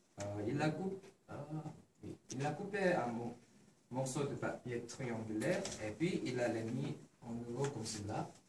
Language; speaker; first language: French; non-native, learner; Korean